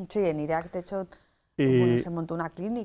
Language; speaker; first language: Spanish; native; Spanish